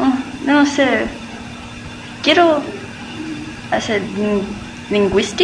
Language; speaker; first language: Spanish; non-native, learner; English